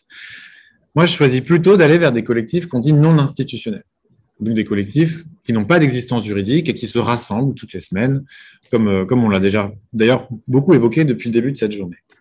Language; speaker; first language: French; native; French